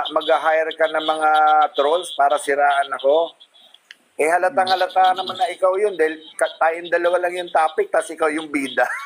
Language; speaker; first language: Filipino; native; Filipino